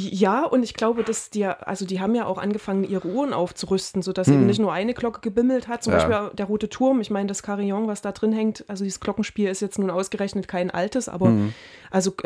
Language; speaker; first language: German; native; German